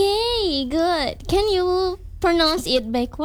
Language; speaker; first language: English; non-native, learner; Indonesian